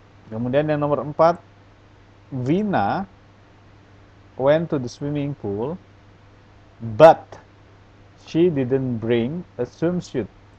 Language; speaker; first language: English; non-native, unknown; Indonesian